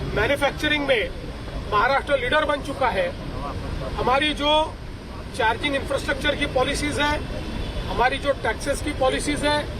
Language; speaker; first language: Hindi; non-native, local second language; Marathi